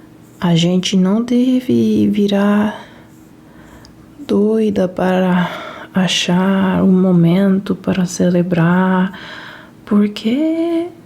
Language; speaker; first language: Portuguese; non-native, fluent; Italian